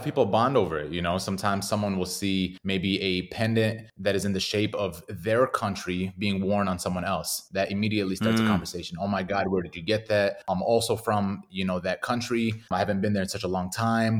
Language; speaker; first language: English; native; English